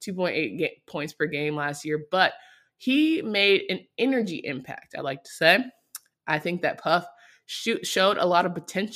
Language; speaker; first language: English; native; English